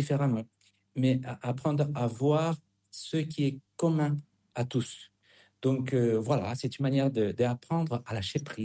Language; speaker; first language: French; non-native, fluent; Spanish